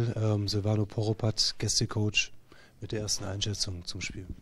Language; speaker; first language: German; native; German